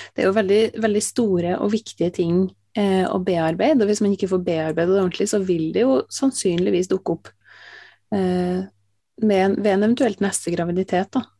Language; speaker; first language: Norwegian; native; Norwegian